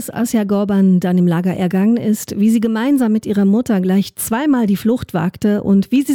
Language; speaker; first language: German; native; German